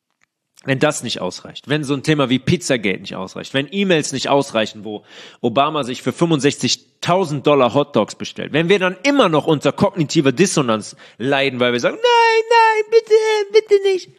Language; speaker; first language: German; native; German